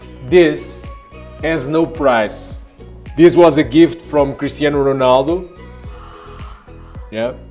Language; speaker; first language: English; non-native, fluent; Portuguese